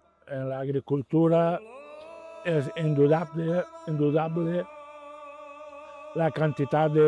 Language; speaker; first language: Catalan; non-native, local second language; Spanish